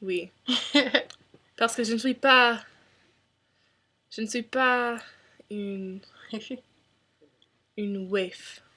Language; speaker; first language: French; non-native, learner; English